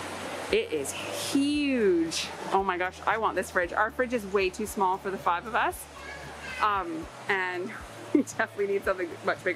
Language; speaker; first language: English; native; English